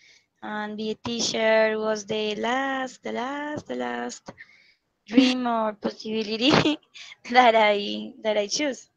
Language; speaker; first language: English; non-native, learner; Spanish